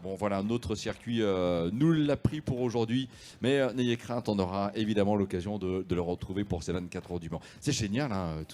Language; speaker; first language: French; native; French